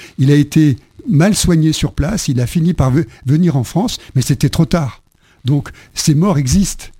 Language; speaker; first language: French; native; French